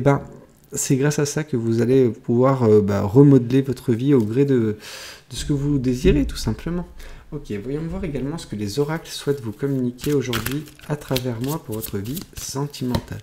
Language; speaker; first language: French; native; French